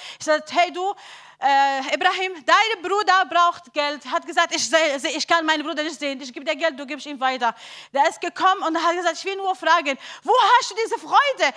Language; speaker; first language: German; non-native, learner; Arabic